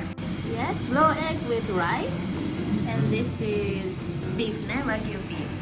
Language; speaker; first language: English; non-native, fluent; Japanese